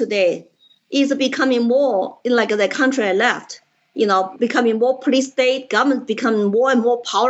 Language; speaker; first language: English; non-native, fluent; Chinese